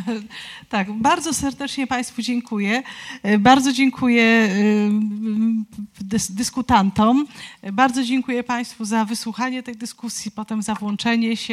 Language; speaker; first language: Polish; native; Polish